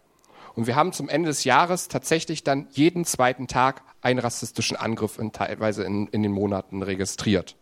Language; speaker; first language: German; native; German